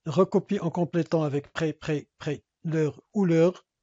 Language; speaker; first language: French; non-native, local second language; Arabic